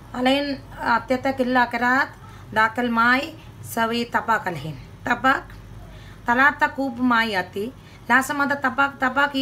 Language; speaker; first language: Arabic; non-native, learner; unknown